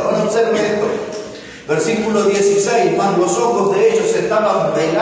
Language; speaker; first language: Spanish; native; Spanish